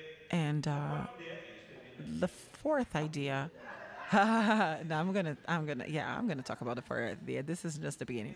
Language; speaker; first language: English; non-native, learner; Portuguese